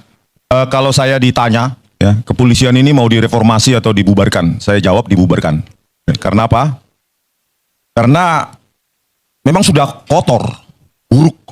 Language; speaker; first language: Indonesian; native; Indonesian